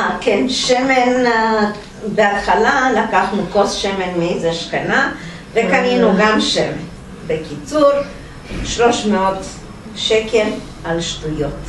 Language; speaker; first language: Hebrew; non-native, fluent; Romanian